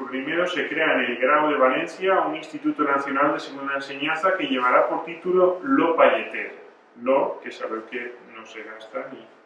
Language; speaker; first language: Spanish; non-native, local second language; Catalan